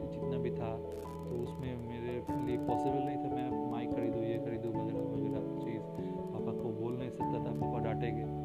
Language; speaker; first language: Hindi; non-native, local second language; Bangla